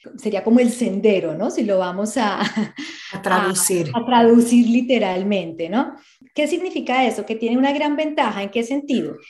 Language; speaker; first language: Spanish; native; Spanish